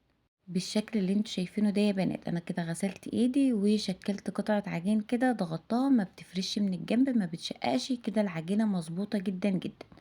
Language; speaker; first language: Arabic; native; Arabic